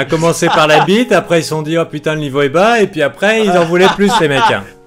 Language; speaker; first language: French; native; French